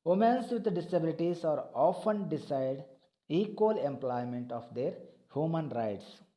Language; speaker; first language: English; non-native, local second language; Kannada